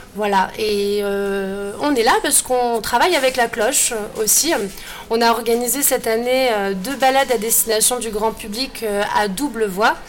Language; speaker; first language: French; native; French